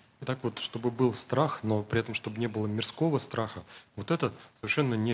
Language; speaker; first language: Russian; native; Russian